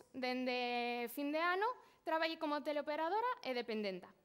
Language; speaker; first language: Galician; non-native, local second language; Spanish